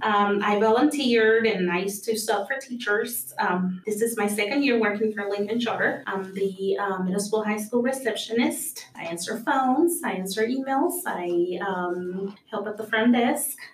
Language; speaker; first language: English; early bilingual, other home language; Spanish